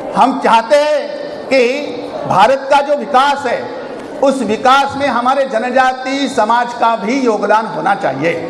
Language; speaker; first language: Hindi; non-native, local second language; Marathi